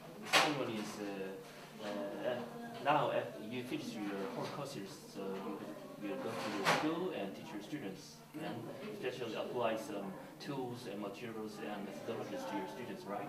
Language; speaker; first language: English; non-native, learner; Korean